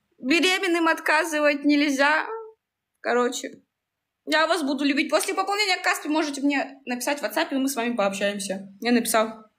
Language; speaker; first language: Russian; native; Russian